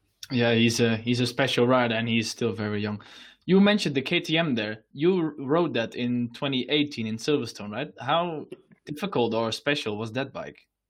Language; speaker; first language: English; non-native, fluent; Dutch